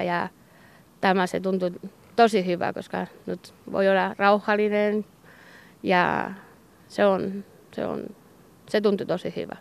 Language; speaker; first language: Finnish; non-native, learner; Basque